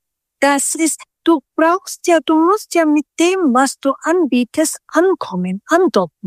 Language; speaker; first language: German; early bilingual, other home language; Turkish